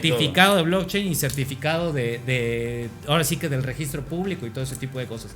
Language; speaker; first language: Spanish; native; Spanish